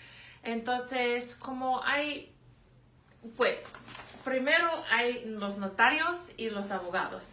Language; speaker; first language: Spanish; non-native, fluent; English